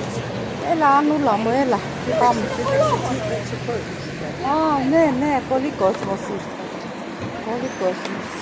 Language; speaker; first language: Greek; non-native, learner; Armenian